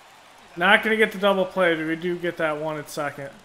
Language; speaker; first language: English; native; English